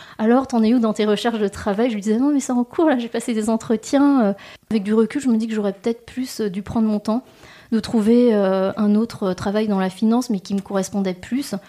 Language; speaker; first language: French; native; French